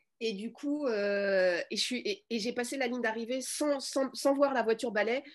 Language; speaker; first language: French; native; French